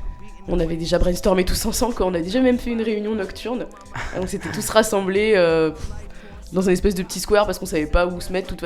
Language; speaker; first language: French; native; French